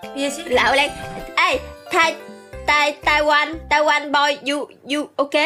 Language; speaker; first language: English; non-native, learner; Vietnamese